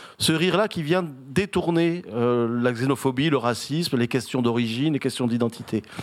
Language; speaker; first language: French; native; French